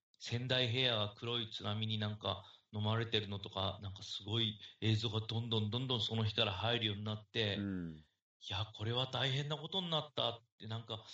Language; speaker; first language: Japanese; native; Japanese